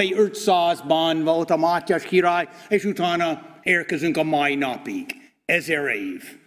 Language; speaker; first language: Hungarian; non-native, fluent; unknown